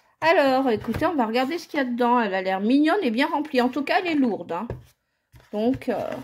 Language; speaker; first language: French; native; French